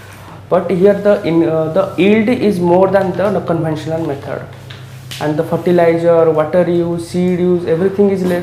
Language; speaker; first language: English; non-native, local second language; Odia